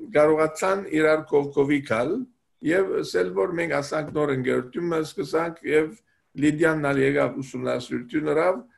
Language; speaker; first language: Armenian; native; Armenian